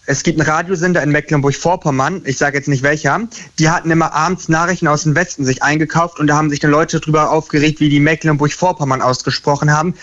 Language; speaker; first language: German; native; German